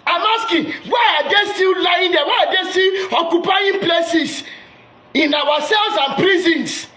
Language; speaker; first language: English; non-native, local second language; Yoruba